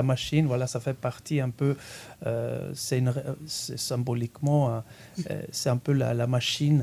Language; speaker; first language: French; non-native, fluent; Greek